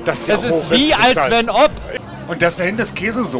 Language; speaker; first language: German; native; German